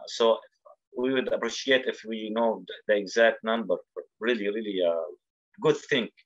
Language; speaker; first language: English; non-native, fluent; Arabic